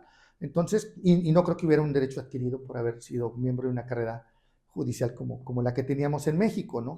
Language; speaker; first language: Spanish; native; Spanish